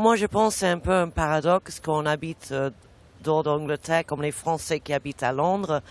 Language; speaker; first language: French; non-native, fluent; English